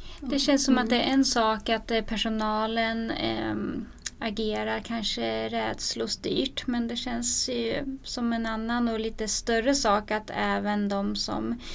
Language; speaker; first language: Swedish; native; Swedish